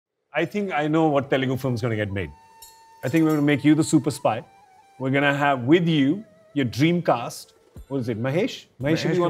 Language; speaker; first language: English; non-native, local second language; Hindi